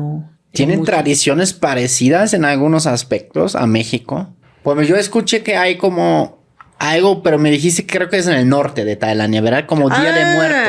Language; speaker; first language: Spanish; native; Spanish